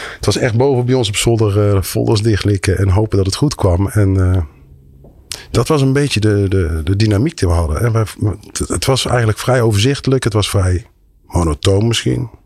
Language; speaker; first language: Dutch; native; Dutch